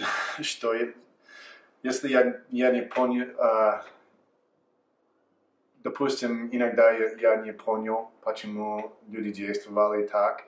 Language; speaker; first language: Russian; non-native, fluent; English